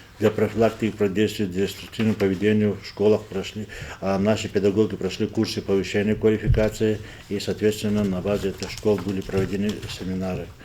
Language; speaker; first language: Russian; non-native, local second language; Lezghian